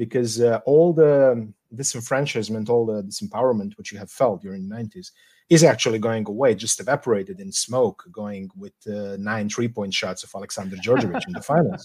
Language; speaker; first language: English; non-native, fluent; Serbian